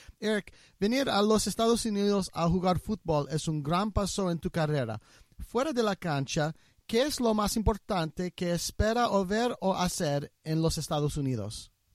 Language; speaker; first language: Spanish; non-native, learner; English